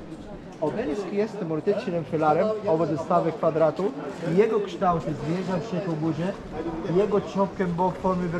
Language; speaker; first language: Polish; non-native, learner; Arabic